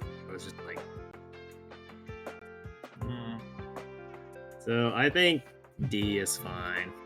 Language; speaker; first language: English; native; English